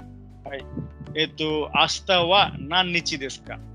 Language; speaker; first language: Japanese; non-native, fluent; Bangla